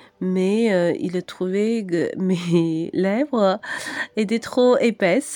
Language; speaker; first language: French; non-native, fluent; Chinese